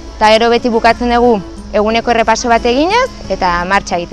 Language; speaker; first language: Basque; native; Basque